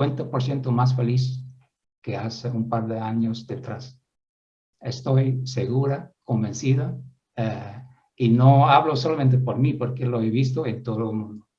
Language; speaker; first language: Spanish; non-native, fluent; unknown